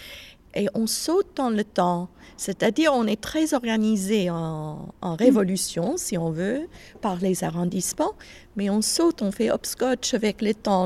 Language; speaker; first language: French; non-native, fluent; English